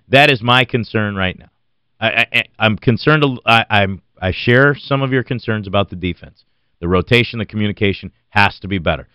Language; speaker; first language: English; native; English